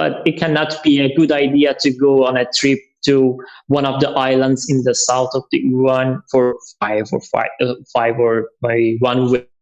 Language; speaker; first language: English; non-native, learner; Persian